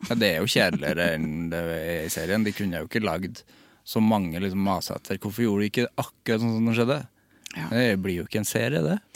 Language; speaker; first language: Norwegian; native; Norwegian